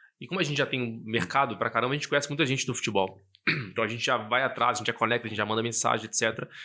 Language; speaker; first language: Portuguese; native; Portuguese